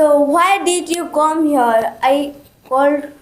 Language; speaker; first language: English; non-native, learner; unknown